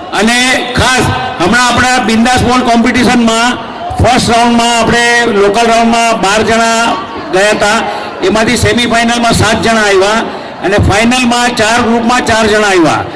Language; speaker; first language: Gujarati; native; Gujarati